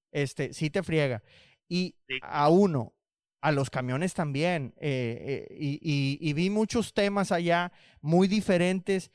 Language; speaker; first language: Spanish; native; Spanish